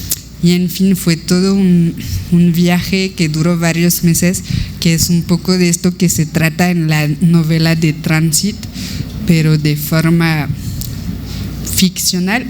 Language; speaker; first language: Spanish; non-native, fluent; French